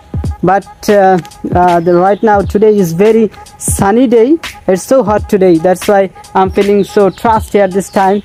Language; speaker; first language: English; non-native, learner; Bangla